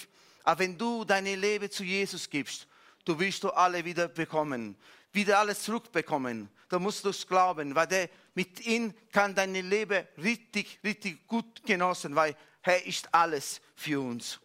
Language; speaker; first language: German; non-native, fluent; Italian